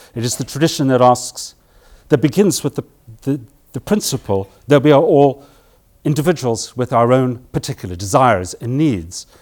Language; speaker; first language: English; native; English